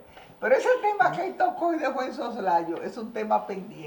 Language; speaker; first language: Spanish; native; Spanish